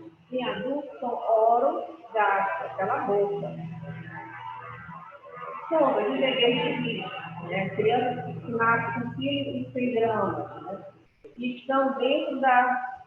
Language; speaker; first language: Portuguese; native; Portuguese